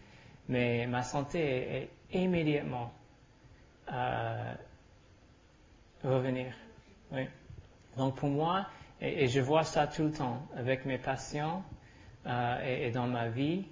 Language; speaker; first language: French; non-native, learner; English